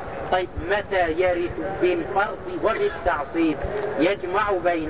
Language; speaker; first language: Arabic; native; Arabic